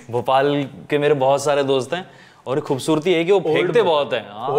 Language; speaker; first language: Hindi; native; Hindi